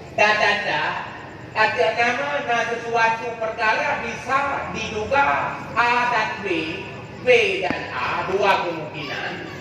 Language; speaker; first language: Malay; non-native, local second language; Achinese